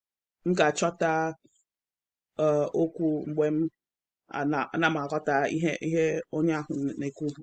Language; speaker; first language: Igbo; non-native, learner; English